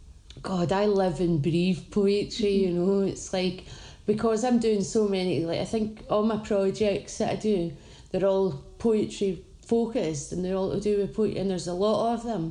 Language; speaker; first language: English; native; English